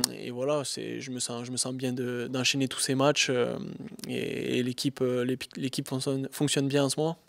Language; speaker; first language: French; native; French